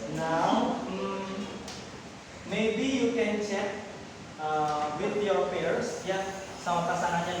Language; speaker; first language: English; non-native, learner; Indonesian